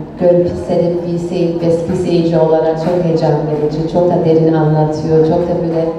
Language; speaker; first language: Turkish; non-native, fluent; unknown